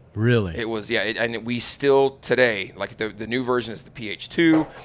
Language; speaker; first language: English; native; English